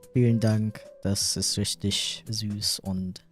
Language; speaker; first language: German; non-native, fluent; English